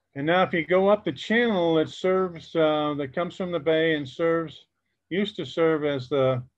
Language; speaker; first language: English; native; English